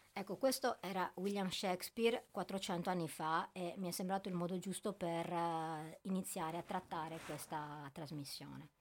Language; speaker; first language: Italian; native; Italian